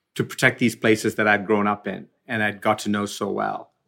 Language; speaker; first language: English; non-native, local second language; Tamil